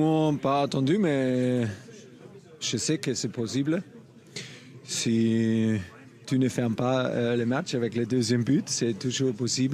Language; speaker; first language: French; non-native, fluent; German